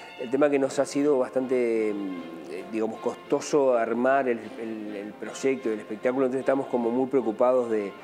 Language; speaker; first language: Spanish; native; Spanish